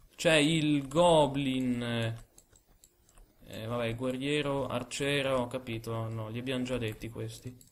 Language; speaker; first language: Italian; native; Italian